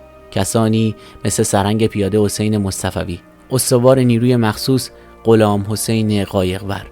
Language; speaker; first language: Persian; native; Persian